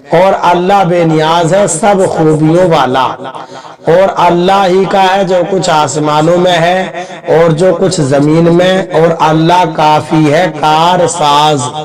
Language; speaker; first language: Urdu; native; Urdu